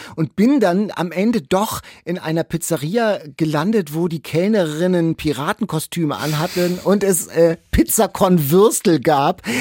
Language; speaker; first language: German; native; German